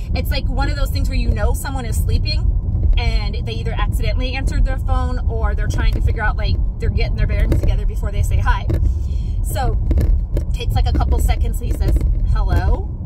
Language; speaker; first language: English; native; English